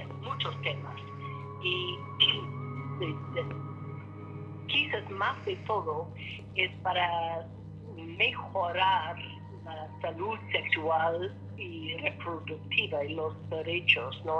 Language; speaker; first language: Spanish; non-native, learner; English